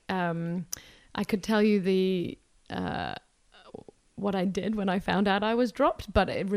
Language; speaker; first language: English; native; English